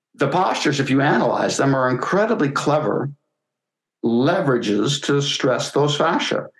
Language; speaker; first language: English; native; English